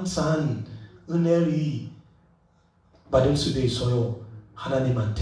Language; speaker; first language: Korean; non-native, learner; English